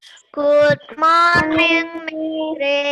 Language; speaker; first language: English; non-native, learner; Indonesian